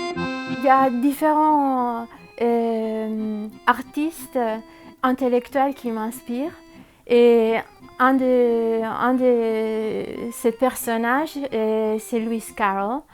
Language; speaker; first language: French; non-native, fluent; Italian